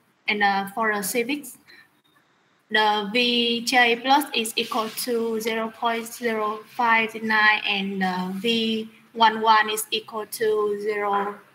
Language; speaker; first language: English; non-native, fluent; Vietnamese